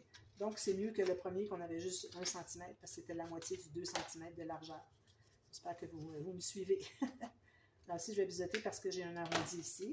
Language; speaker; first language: French; native; French